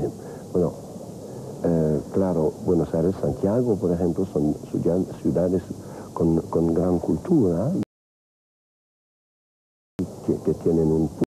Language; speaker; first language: Spanish; non-native, fluent; French